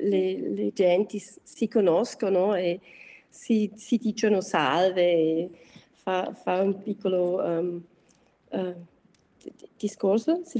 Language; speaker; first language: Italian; non-native, learner; German